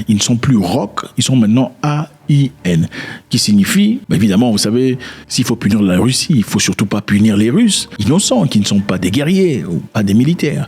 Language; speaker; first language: French; non-native, local second language; Lingala